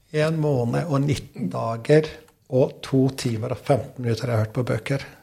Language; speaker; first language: Norwegian; non-native, fluent; Albanian